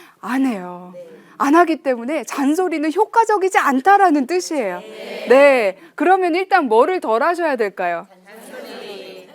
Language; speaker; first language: Korean; early bilingual, heritage; Korean